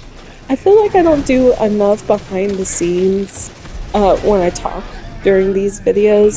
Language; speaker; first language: English; native; English